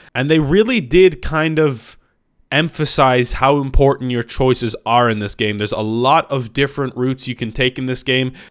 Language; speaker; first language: English; native; English